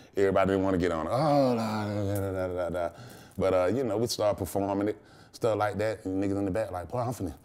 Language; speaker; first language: English; native; English